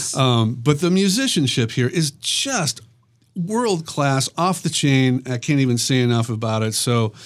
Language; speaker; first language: English; native; English